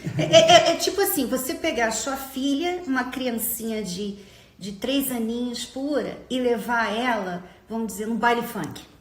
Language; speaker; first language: Portuguese; early bilingual, heritage; Portuguese